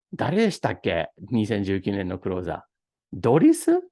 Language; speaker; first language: Japanese; non-native, fluent; English